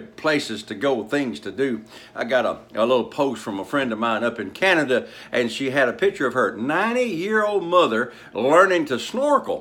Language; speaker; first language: English; native; English